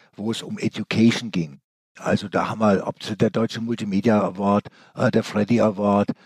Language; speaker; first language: German; native; German